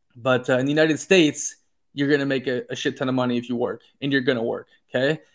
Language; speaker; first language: English; native; English